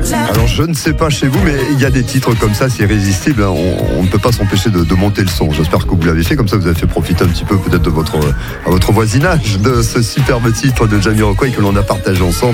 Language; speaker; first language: French; native; French